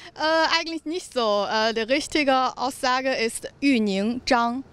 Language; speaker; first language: German; non-native, learner; Chinese